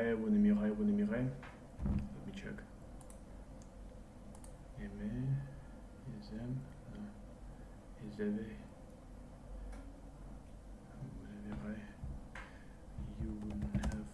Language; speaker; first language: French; non-native, learner; English